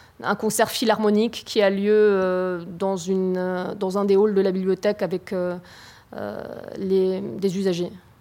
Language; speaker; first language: French; native; French